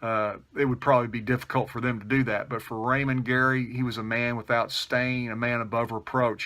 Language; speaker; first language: English; native; English